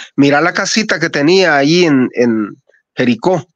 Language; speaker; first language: Spanish; native; Spanish